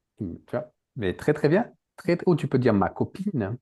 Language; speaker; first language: French; native; French